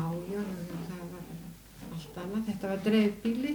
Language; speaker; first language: Icelandic; native; Icelandic